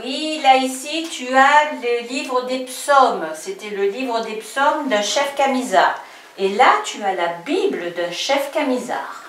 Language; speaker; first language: French; native; French